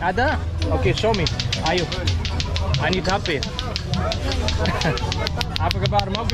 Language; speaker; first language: Indonesian; non-native, learner; German